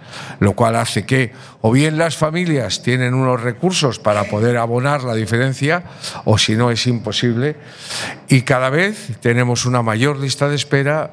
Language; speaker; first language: Spanish; native; Spanish